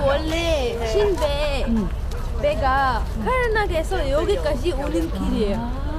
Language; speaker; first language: Korean; non-native, fluent; Arabic